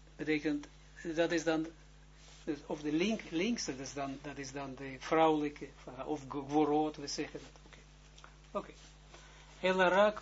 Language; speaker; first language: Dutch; non-native, fluent; Hebrew